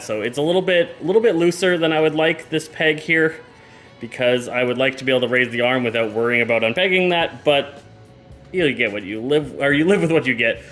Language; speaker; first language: English; native; English